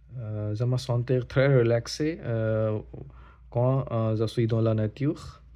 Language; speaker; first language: French; non-native, learner; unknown